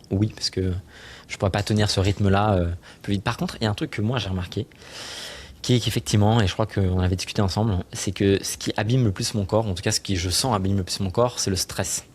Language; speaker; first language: French; native; French